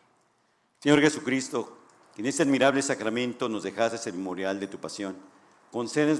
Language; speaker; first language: Spanish; native; Spanish